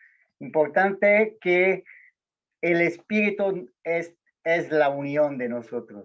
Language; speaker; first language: Spanish; non-native, learner; Portuguese